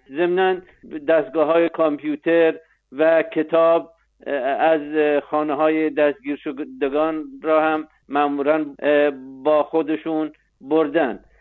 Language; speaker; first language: Persian; non-native, local second language; Arabic